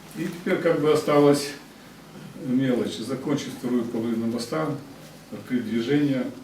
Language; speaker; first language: Russian; native; Russian